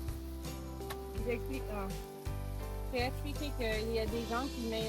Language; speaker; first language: French; non-native, fluent; English